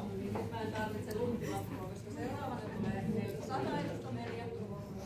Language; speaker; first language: Finnish; native; Finnish